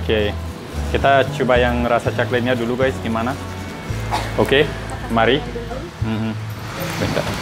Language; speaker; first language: Indonesian; non-native, learner; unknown